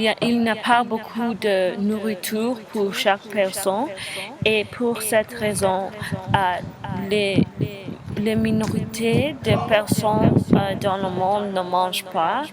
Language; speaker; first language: French; non-native, learner; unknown